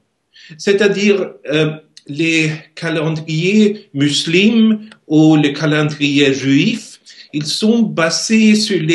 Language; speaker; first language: French; non-native, learner; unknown